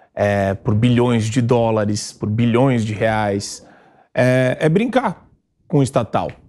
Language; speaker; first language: Portuguese; native; Portuguese